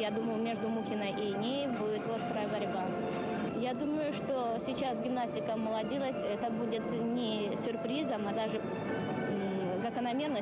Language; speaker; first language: Russian; native; Russian